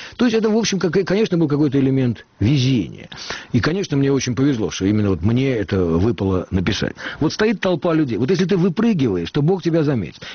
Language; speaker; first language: Russian; native; Russian